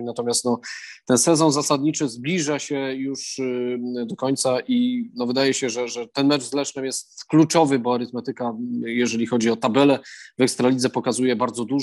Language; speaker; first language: Polish; native; Polish